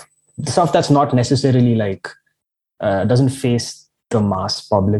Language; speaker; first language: English; non-native, local second language; Marathi